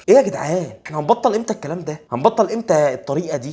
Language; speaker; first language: Arabic; native; Arabic